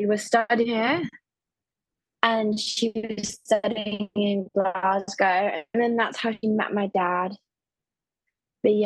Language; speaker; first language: English; native; English